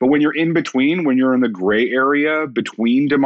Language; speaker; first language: English; native; English